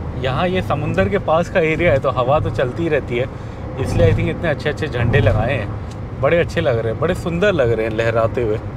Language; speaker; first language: Hindi; non-native, local second language; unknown